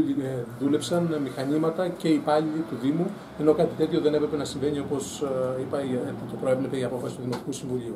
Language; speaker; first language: Greek; native; Greek